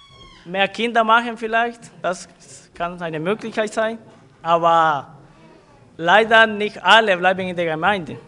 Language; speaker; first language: German; non-native, fluent; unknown